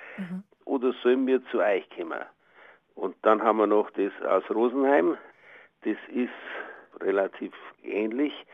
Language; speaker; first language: German; native; German